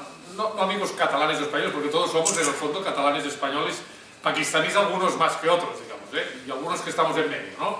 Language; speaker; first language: Spanish; native; Spanish